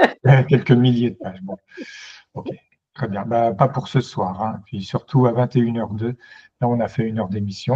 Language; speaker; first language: French; native; French